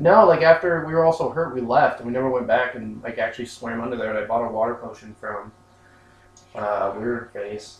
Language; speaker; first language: English; native; English